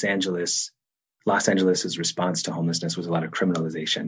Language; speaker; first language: English; native; English